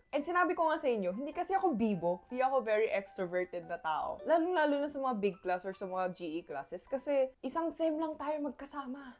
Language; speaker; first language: Filipino; early bilingual, other home language; Korean